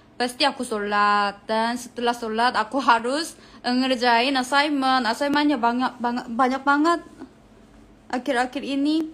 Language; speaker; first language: Indonesian; non-native, fluent; Korean